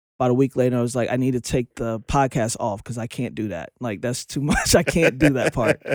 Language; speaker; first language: English; native; English